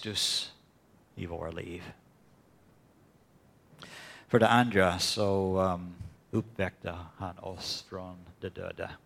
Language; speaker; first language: Swedish; non-native, fluent; English